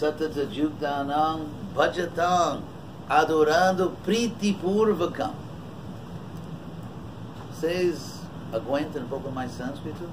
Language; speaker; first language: Portuguese; non-native, fluent; English